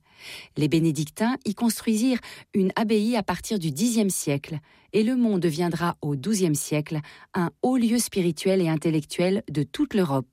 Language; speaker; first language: French; native; French